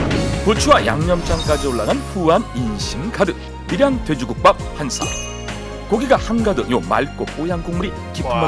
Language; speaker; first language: Korean; native; Korean